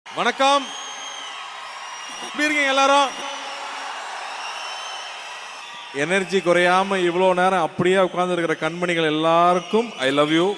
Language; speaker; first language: Tamil; native; Tamil